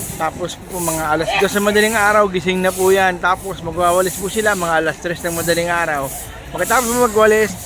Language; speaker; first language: Filipino; native; Filipino